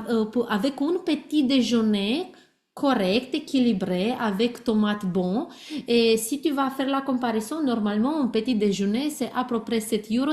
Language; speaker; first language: French; non-native, learner; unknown